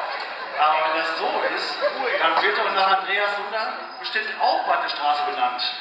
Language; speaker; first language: German; native; German